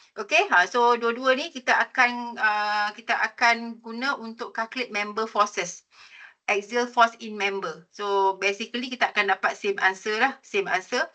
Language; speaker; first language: Malay; native; Malay